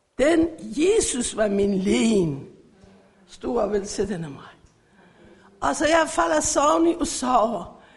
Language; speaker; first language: Danish; non-native, learner; Persian